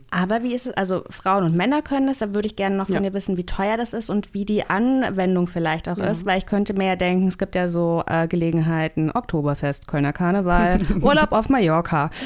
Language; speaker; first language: German; native; German